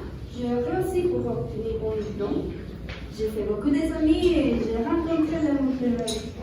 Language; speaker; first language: French; non-native, learner; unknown